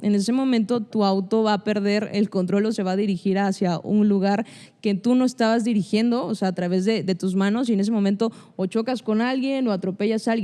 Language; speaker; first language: Spanish; native; Spanish